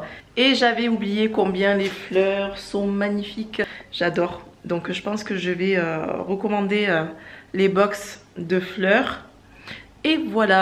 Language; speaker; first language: French; native; French